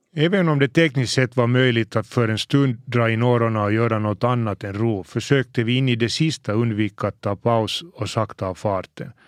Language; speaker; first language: Swedish; native; Swedish